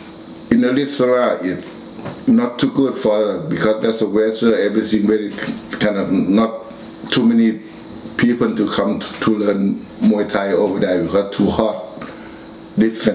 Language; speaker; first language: English; non-native, learner; Thai